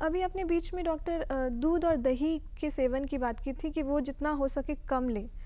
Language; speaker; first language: Hindi; native; Hindi